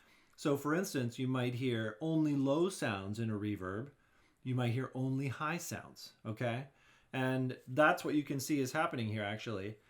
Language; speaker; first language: English; native; English